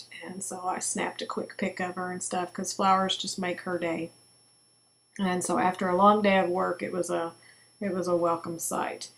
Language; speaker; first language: English; native; English